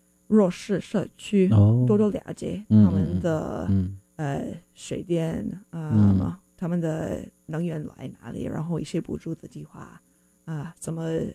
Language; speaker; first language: Chinese; non-native, fluent; English